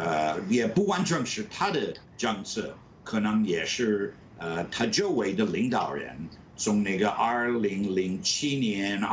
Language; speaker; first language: Chinese; non-native, fluent; English